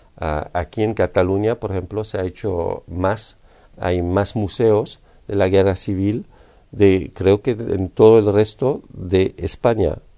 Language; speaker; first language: Spanish; non-native, fluent; French